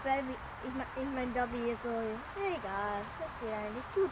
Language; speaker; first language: German; non-native, learner; English